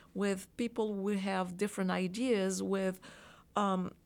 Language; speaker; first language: English; non-native, fluent; French